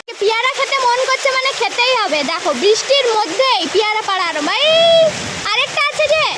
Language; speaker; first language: Bangla; non-native, local second language; Santali